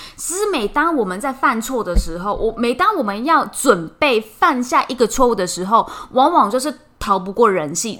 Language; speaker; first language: Chinese; non-native, fluent; Cantonese